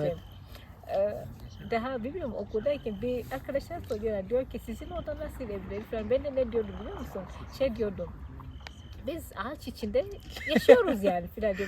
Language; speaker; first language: Turkish; non-native, fluent; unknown